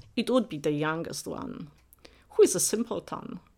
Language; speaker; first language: English; non-native, fluent; Polish